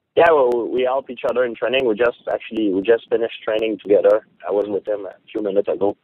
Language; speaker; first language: English; non-native, fluent; French